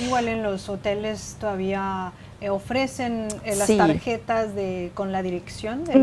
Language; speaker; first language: Spanish; non-native, fluent; Chinese